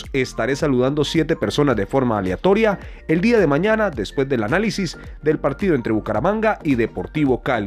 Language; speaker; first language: Spanish; native; Spanish